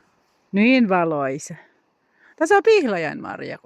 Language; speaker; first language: Finnish; non-native, learner; Filipino